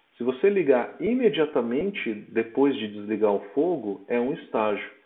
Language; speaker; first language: Portuguese; native; Portuguese